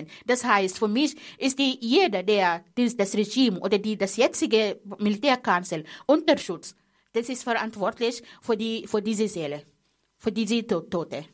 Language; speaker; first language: German; non-native, fluent; Arabic